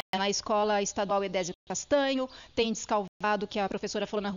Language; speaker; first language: Portuguese; native; Portuguese